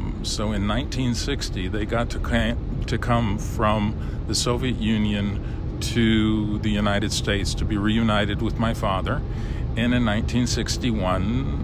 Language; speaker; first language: English; early bilingual, other home language; Lithuanian